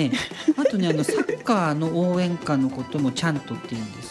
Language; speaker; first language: Japanese; native; Japanese